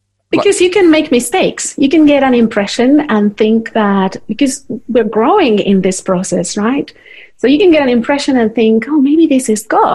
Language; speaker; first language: English; non-native, fluent; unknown